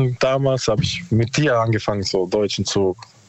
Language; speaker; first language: German; non-native, learner; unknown